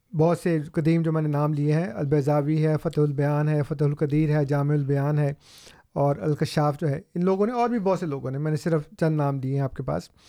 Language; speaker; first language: Urdu; non-native, local second language; Punjabi